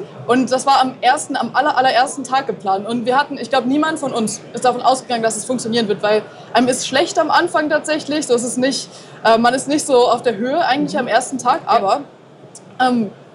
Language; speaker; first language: German; native; German